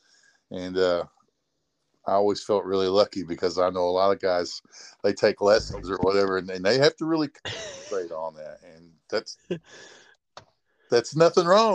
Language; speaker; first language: English; native; English